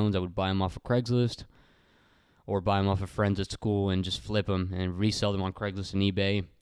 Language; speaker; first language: English; early bilingual, other home language; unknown